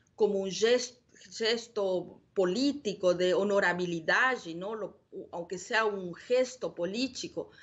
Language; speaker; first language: Portuguese; non-native, learner; Spanish